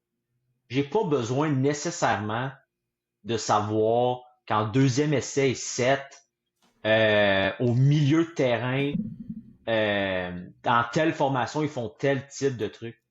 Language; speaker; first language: French; native; French